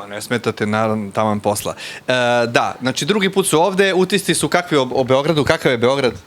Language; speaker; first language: Bosnian; native; Bosnian